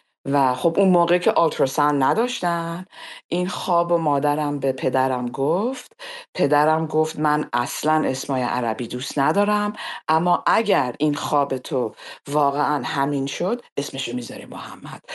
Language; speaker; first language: Persian; early bilingual, heritage; Persian